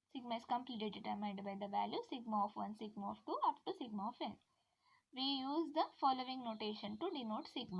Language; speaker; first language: English; non-native, local second language; Kannada